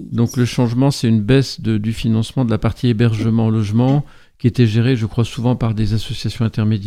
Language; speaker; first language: French; native; French